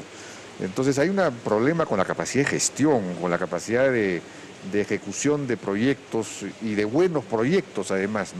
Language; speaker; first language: Spanish; native; Spanish